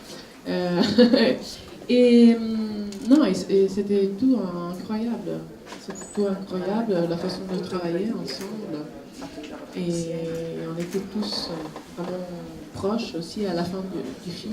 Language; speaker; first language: French; non-native, fluent; Italian